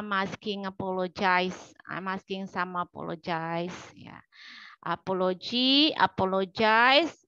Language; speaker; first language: English; non-native, learner; Indonesian